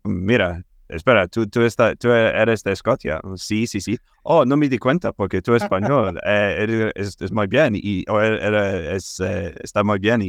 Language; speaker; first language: Spanish; non-native, fluent; English